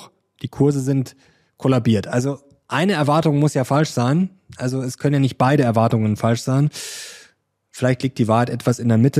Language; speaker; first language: German; native; German